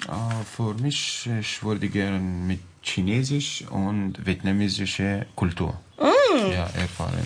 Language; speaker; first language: German; non-native, learner; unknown